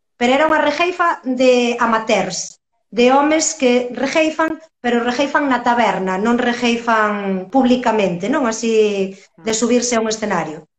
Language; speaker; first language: Galician; native; Galician